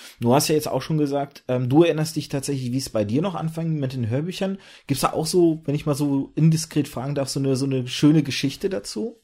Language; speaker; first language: German; early bilingual, other home language; Russian